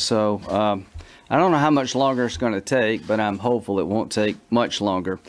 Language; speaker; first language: English; native; English